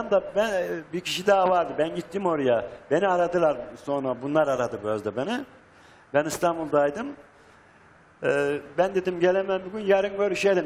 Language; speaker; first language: Turkish; native; Turkish